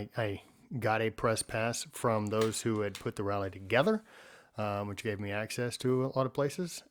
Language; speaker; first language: English; native; English